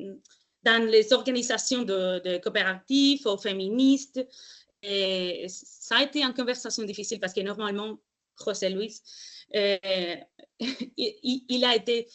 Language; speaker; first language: French; non-native, fluent; Spanish